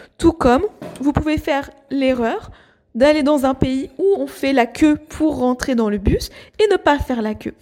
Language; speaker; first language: French; native; French